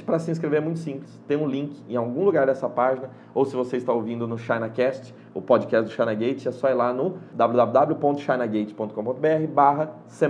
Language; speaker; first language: Portuguese; native; Portuguese